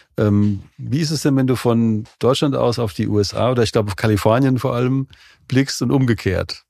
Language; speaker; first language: German; native; German